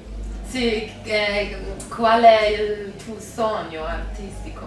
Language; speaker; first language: Italian; non-native, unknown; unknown